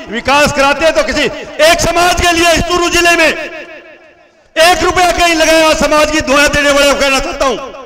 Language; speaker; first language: Hindi; native; Hindi